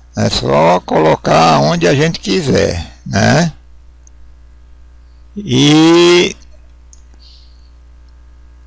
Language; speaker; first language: Portuguese; native; Portuguese